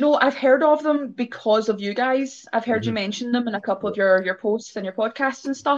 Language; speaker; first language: English; native; English